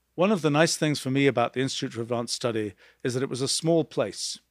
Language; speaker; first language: English; native; English